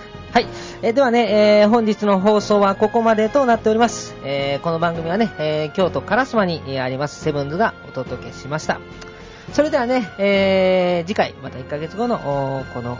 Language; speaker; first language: Japanese; native; Japanese